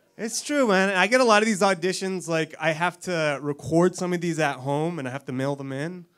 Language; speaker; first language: English; native; English